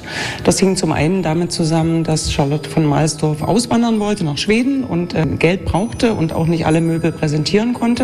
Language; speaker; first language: German; native; German